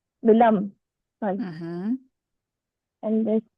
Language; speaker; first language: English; non-native, learner; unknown